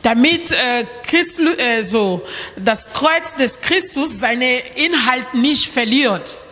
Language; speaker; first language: German; non-native, learner; French